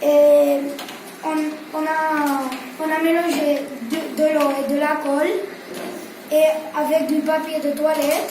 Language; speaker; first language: French; non-native, local second language; Spanish